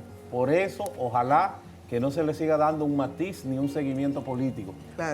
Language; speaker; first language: Spanish; native; Spanish